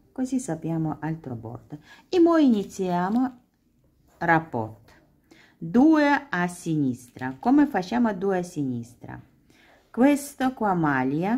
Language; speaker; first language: Italian; non-native, learner; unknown